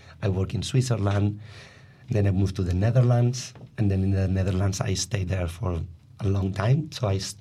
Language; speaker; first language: English; non-native, fluent; Spanish